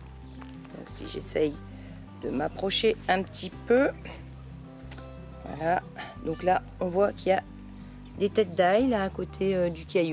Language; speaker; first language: French; native; French